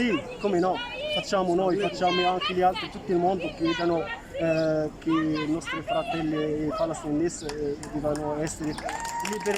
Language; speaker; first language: Italian; non-native, learner; Arabic